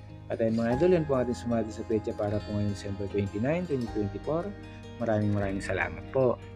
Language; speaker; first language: Filipino; native; Filipino